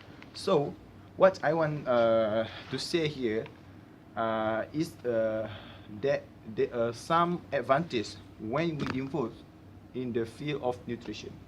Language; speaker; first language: English; non-native, learner; Malay